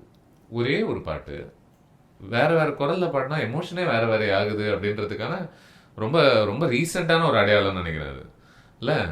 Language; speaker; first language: Tamil; native; Tamil